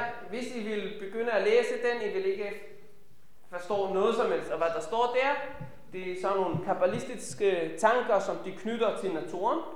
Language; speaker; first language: Danish; non-native, fluent; Hebrew